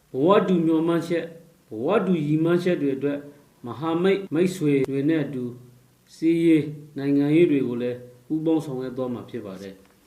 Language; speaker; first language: Burmese; native; Burmese